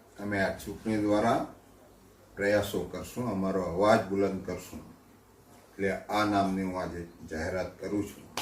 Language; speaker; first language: Gujarati; non-native, local second language; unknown